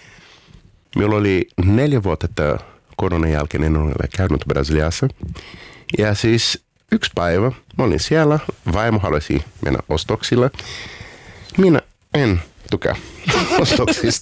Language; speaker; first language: Finnish; non-native, fluent; Portuguese